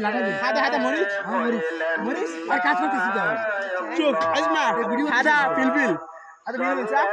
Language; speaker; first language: Arabic; non-native, learner; Bangla